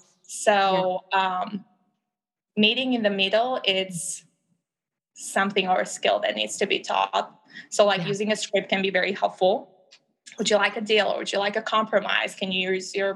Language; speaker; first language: English; non-native, fluent; Albanian